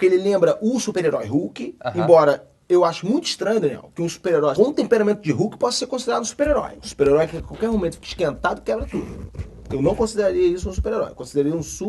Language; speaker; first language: Portuguese; native; Portuguese